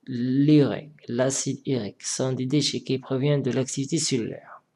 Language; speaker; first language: French; non-native, local second language; Arabic